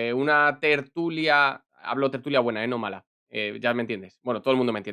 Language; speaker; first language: Spanish; native; Spanish